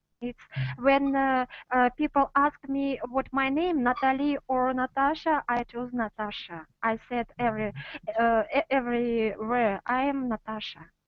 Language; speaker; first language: English; non-native, learner; Russian